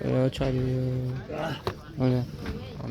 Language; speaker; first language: French; native; French